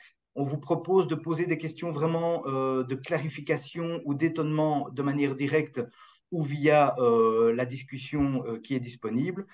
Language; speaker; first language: French; native; French